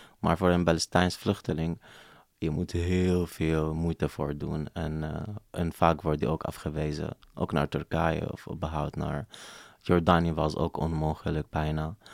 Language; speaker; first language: Dutch; non-native, fluent; Arabic